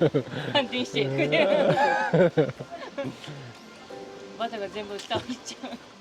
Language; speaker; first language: Japanese; native; Japanese